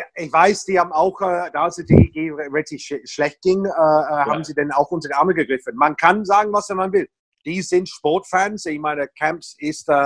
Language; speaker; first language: German; non-native, fluent; English